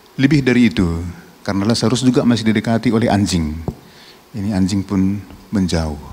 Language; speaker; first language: Indonesian; non-native, local second language; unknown